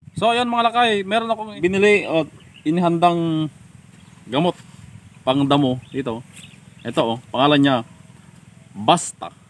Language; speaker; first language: Filipino; non-native, local second language; Iloko